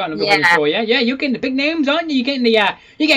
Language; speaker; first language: English; native; English